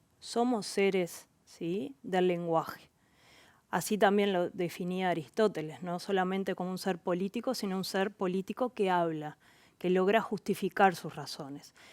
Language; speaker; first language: Spanish; native; Spanish